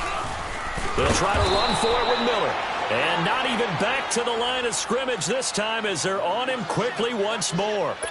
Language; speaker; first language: English; native; English